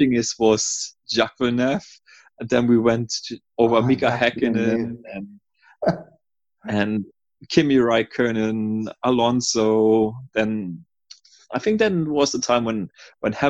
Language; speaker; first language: English; non-native, fluent; German